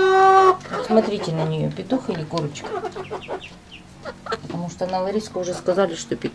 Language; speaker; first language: Russian; native; Russian